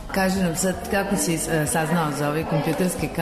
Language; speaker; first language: Serbian; native; Serbian